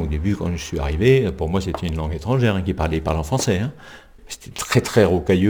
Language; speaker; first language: French; native; French